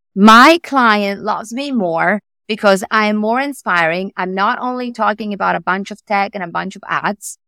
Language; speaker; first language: English; non-native, fluent; Italian